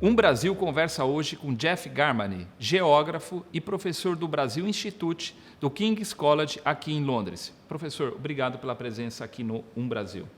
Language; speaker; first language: Portuguese; native; Portuguese